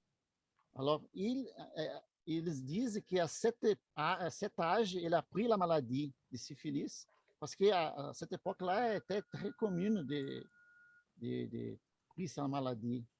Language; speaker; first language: French; non-native, learner; Portuguese